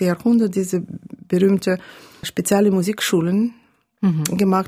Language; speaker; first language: German; non-native, fluent; Russian